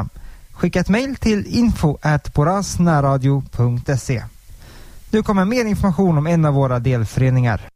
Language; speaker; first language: Swedish; native; Swedish